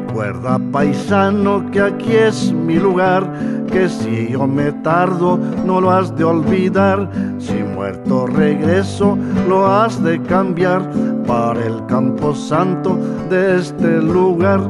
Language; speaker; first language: Spanish; native; Spanish